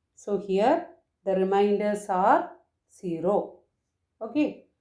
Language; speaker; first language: English; non-native, local second language; Malayalam